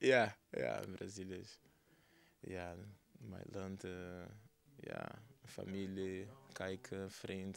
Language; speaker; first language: Dutch; non-native, learner; Portuguese